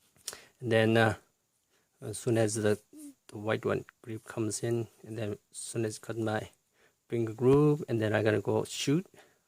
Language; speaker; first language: English; non-native, fluent; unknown